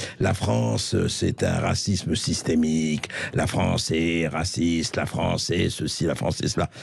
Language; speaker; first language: French; native; French